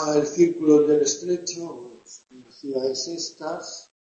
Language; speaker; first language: Spanish; non-native, local second language; Catalan